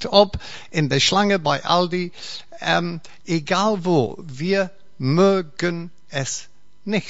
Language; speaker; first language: German; non-native, fluent; English